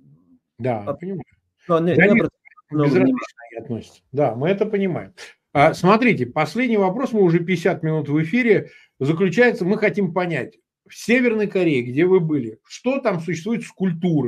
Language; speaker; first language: Russian; native; Russian